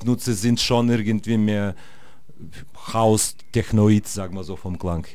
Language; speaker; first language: German; native; German